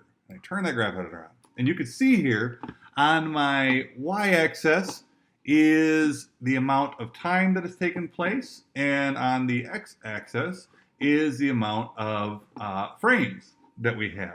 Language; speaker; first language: English; native; English